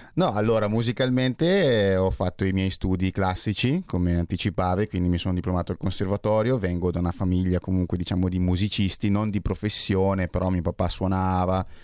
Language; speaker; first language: Italian; native; Italian